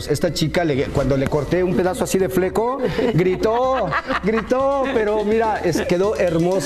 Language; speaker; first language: Spanish; native; Spanish